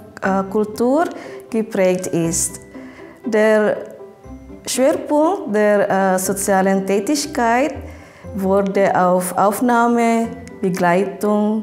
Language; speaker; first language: German; non-native, fluent; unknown